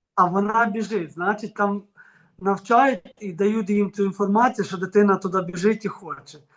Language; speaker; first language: Ukrainian; native; Ukrainian